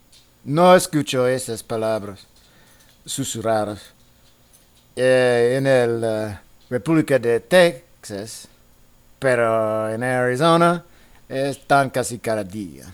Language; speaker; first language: Spanish; non-native, fluent; English